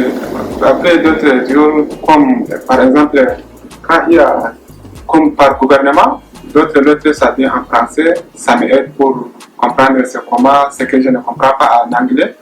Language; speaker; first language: French; non-native, learner; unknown